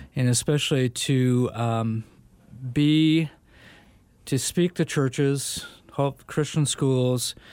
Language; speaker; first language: English; native; English